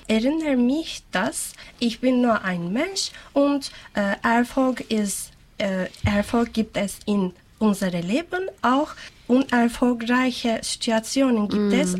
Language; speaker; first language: German; non-native, learner; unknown